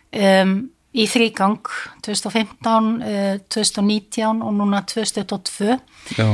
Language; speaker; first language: Icelandic; non-native, fluent; Dutch